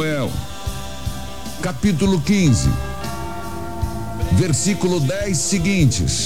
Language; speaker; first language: Portuguese; native; Portuguese